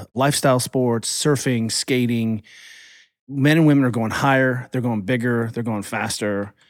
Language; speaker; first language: English; early bilingual, other home language; German